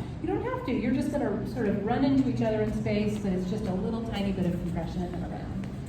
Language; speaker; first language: English; native; English